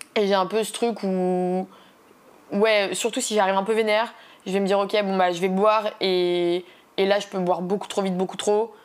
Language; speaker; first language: French; native; French